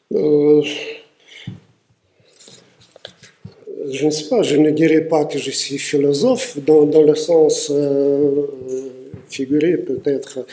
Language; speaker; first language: French; non-native, fluent; Russian